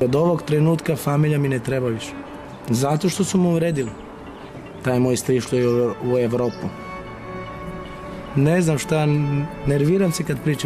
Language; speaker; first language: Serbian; non-native, local second language; Romany